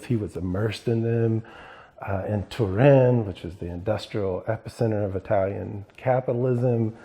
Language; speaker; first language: English; native; English